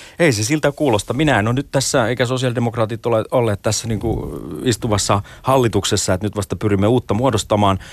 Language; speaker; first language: Finnish; native; Finnish